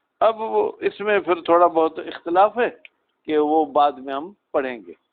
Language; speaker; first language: Urdu; non-native, local second language; Sindhi